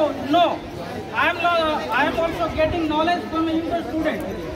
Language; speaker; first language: Hindi; non-native, local second language; Odia